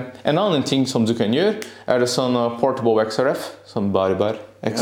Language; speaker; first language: Norwegian; non-native, learner; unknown